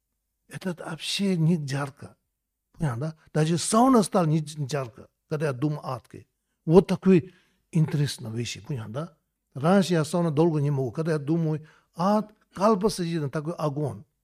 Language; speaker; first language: Russian; non-native, learner; Tibetan